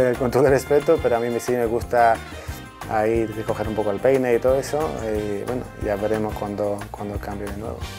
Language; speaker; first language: Spanish; non-native, fluent; Croatian